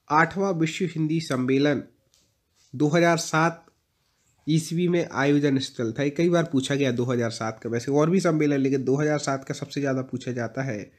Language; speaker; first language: Hindi; native; Hindi